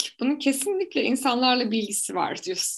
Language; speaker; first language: Turkish; native; Turkish